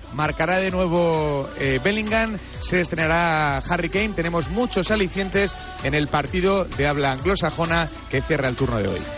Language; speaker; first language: Spanish; native; Spanish